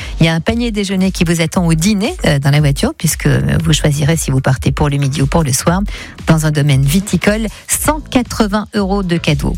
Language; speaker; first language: French; native; French